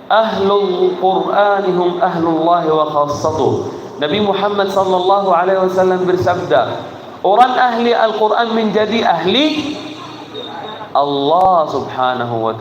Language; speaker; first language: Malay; non-native, fluent; Arabic